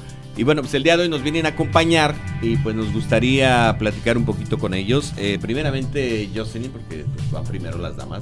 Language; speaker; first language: Spanish; native; Spanish